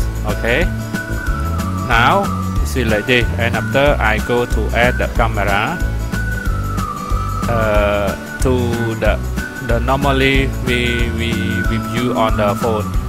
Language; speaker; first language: English; non-native, learner; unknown